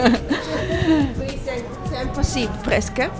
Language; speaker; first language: French; non-native, fluent; Dutch